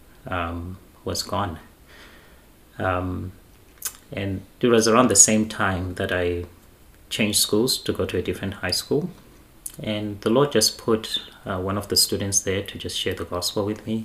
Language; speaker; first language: English; non-native, local second language; Shona